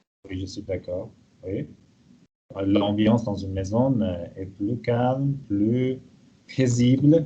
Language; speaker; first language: French; non-native, fluent; Persian